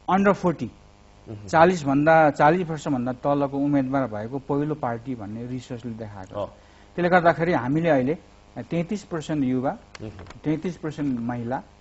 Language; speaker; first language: Nepali; native; Nepali